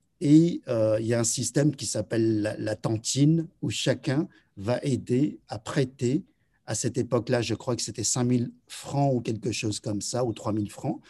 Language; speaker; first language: French; early bilingual, other home language; Chinese